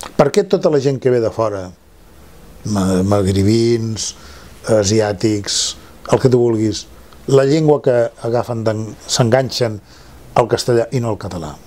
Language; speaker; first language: Catalan; non-native, local second language; Spanish